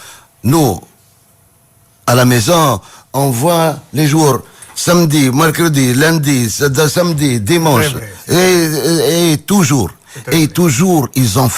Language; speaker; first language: French; non-native, local second language; Arabic